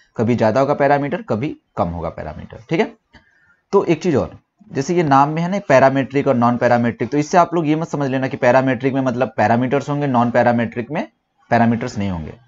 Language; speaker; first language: Hindi; native; Hindi